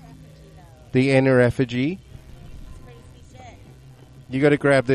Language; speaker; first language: English; native; English